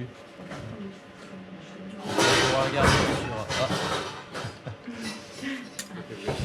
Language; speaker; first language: French; native; French